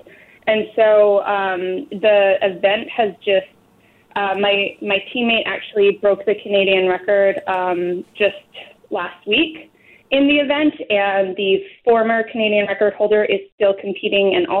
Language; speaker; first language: English; native; English